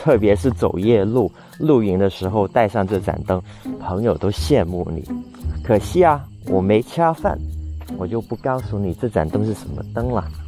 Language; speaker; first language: Chinese; non-native, local second language; Cantonese